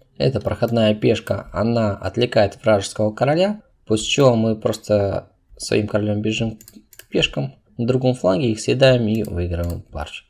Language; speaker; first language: Russian; non-native, local second language; Uzbek